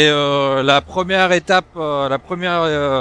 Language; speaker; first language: French; native; French